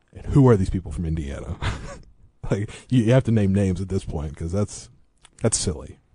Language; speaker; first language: English; native; English